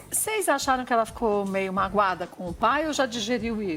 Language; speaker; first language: Portuguese; native; Portuguese